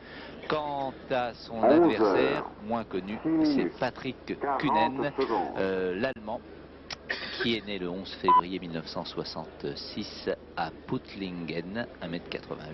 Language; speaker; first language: French; native; French